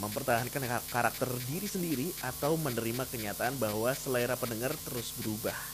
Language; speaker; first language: Indonesian; native; Indonesian